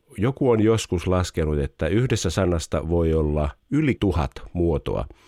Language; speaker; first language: Finnish; native; Finnish